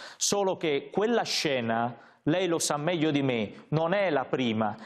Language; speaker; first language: Italian; native; Italian